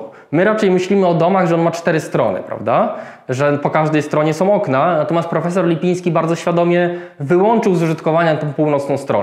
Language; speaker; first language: Polish; native; Polish